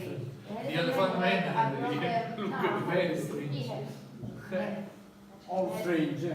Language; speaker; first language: English; non-native, learner; Italian